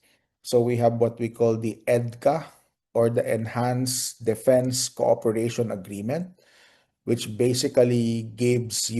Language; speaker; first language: English; non-native, local second language; Filipino